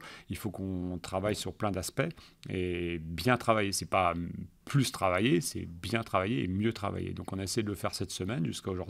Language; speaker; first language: French; native; French